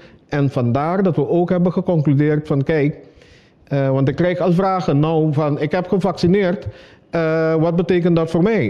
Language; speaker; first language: Dutch; non-native, local second language; Papiamento